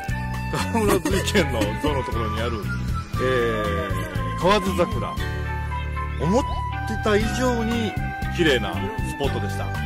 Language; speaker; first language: Japanese; native; Japanese